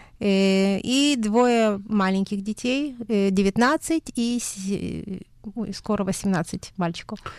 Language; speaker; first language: Russian; native; Russian